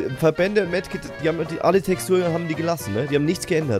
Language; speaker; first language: German; native; German